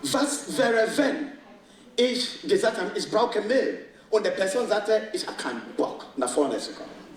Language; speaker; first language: German; non-native, fluent; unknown